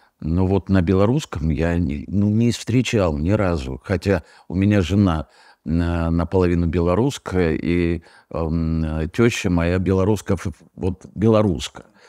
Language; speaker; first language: Russian; native; Russian